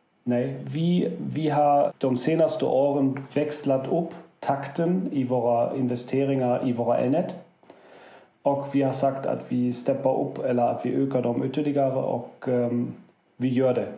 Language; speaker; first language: Swedish; non-native, fluent; German